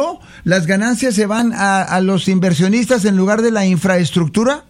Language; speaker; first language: Spanish; native; Spanish